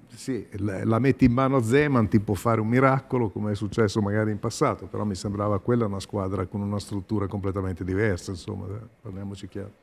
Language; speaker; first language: Italian; native; Italian